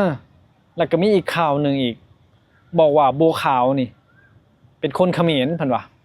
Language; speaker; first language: Thai; non-native, local second language; Lao